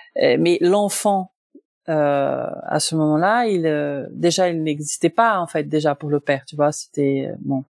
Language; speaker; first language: French; non-native, fluent; Portuguese